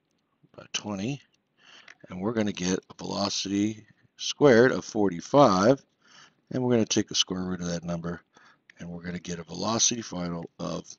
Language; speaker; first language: English; native; English